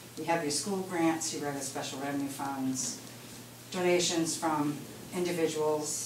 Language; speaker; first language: English; native; English